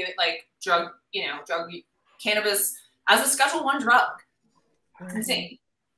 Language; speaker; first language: English; native; English